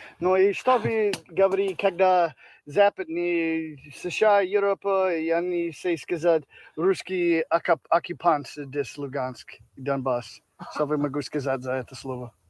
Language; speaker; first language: Russian; non-native, learner; English